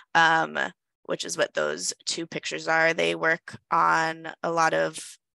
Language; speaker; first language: English; native; English